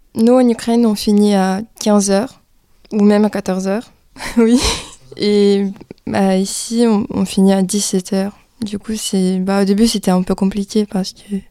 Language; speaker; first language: French; early bilingual, other home language; Ukrainian